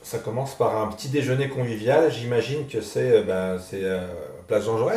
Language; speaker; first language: French; native; French